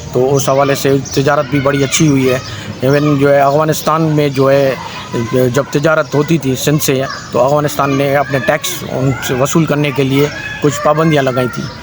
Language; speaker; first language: Urdu; non-native, local second language; Sindhi